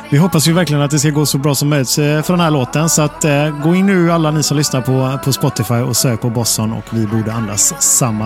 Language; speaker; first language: Swedish; native; Swedish